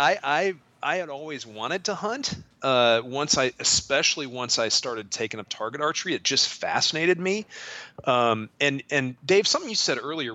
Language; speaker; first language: English; native; English